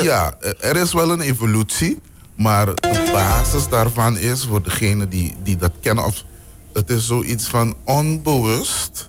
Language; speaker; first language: Dutch; non-native, local second language; Papiamento